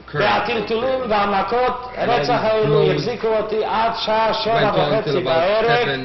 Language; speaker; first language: Hebrew; non-native, fluent; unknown